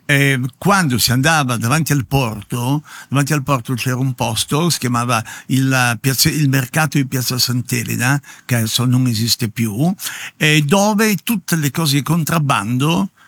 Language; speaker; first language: Italian; native; Italian